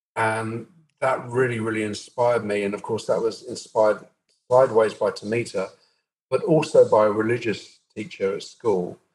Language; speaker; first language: English; native; English